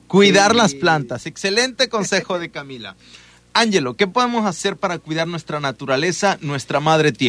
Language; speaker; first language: Spanish; native; Spanish